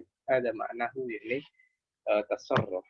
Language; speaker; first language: Arabic; non-native, fluent; Indonesian